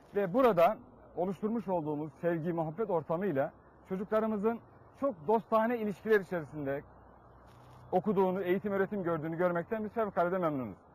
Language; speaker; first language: Turkish; native; Turkish